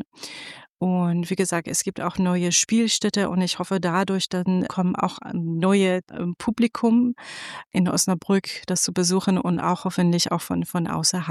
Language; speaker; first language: German; non-native, fluent; Persian